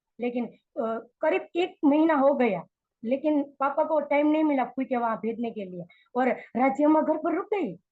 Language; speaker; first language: Hindi; non-native, local second language; Gujarati